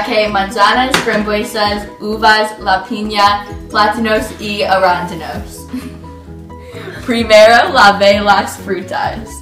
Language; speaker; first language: Spanish; non-native, learner; English